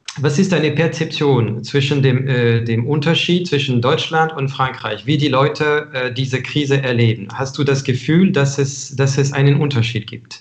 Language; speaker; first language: German; non-native, fluent; French